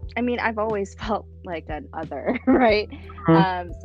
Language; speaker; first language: English; early bilingual, other home language; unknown